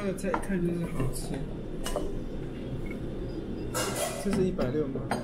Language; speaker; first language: Chinese; native; Chinese